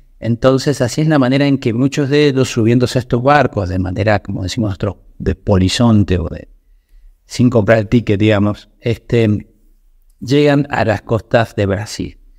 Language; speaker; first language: Spanish; native; Spanish